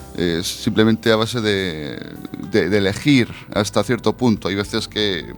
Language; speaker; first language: Spanish; native; Spanish